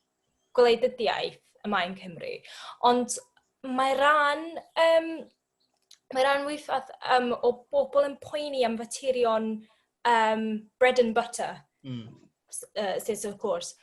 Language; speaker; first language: Welsh; non-native, learner; English